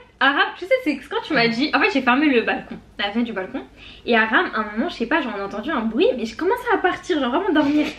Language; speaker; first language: French; native; French